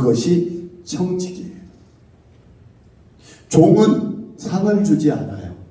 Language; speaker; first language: Korean; native; Korean